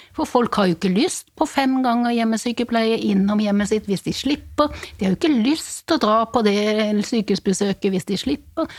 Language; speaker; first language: Norwegian; native; Norwegian